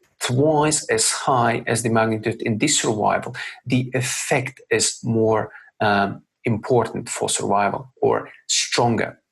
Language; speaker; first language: English; non-native, fluent; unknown